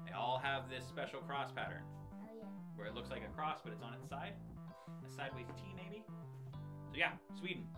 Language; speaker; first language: English; native; English